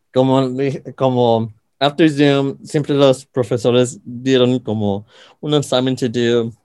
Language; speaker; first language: English; early bilingual, other home language; Spanish